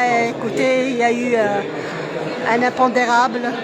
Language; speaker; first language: French; non-native, local second language; Arabic